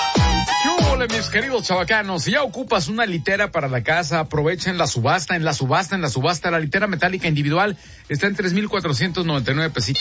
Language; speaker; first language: Spanish; native; Spanish